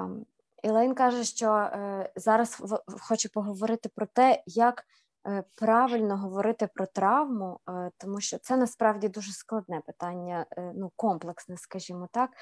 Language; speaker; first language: Ukrainian; native; Ukrainian